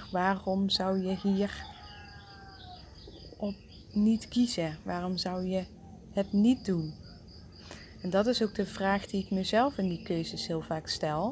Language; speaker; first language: Dutch; native; Dutch